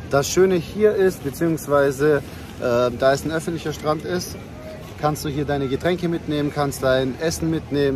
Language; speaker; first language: German; early bilingual, other home language; Turkish